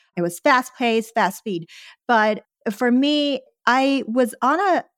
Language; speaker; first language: English; early bilingual, other home language; Chinese